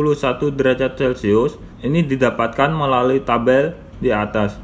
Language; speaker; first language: Indonesian; native; Indonesian